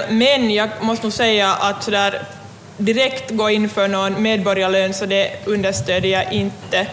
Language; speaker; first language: Swedish; native; Swedish